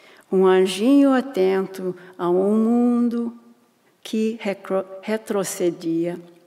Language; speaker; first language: Portuguese; non-native, fluent; English